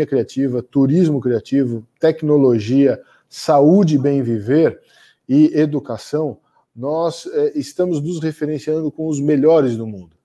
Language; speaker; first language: Portuguese; native; Portuguese